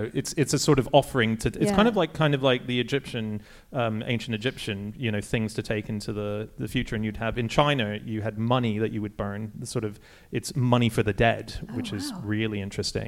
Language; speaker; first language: English; native; English